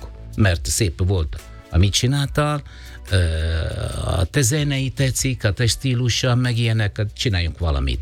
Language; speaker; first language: Hungarian; non-native, learner; Italian